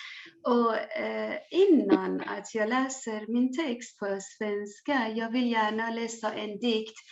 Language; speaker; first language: Swedish; non-native, learner; Persian